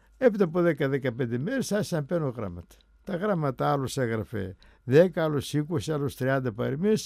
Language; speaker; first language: Greek; native; Greek